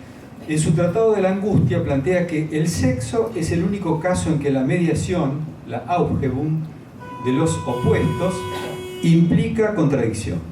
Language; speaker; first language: Spanish; native; Spanish